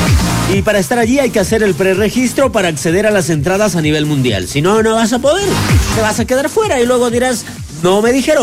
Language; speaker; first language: Spanish; native; Spanish